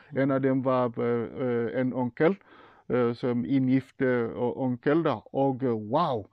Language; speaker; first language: Norwegian; non-native, fluent; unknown